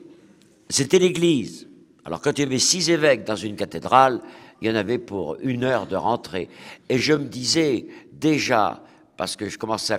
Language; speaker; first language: French; native; French